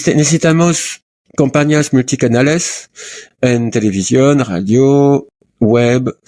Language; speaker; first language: Spanish; non-native, learner; French